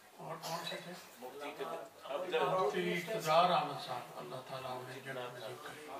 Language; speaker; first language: Urdu; non-native, local second language; Punjabi